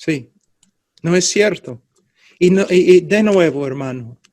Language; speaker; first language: Spanish; non-native, fluent; English